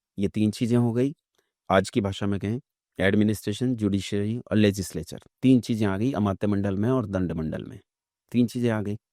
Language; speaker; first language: Hindi; native; Hindi